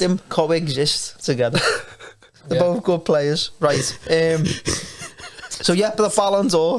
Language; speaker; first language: English; native; English